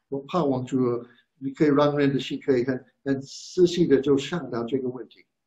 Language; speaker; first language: Chinese; non-native, fluent; English